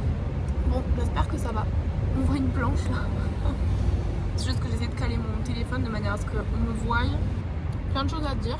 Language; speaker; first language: French; native; French